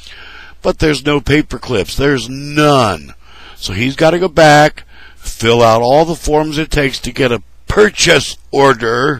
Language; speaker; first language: English; native; English